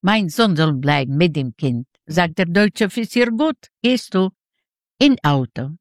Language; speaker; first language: German; non-native, learner; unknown